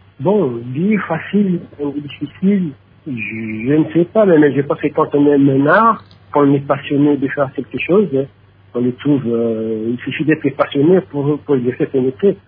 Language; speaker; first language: French; non-native, local second language; Lingala